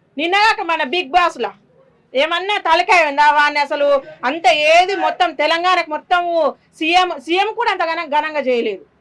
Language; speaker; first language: Telugu; native; Telugu